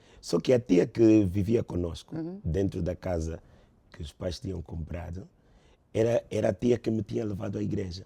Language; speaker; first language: Portuguese; native; Portuguese